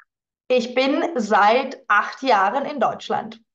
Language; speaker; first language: German; non-native, fluent; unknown